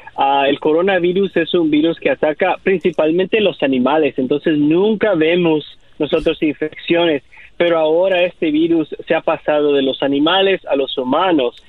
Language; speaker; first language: Spanish; native; Spanish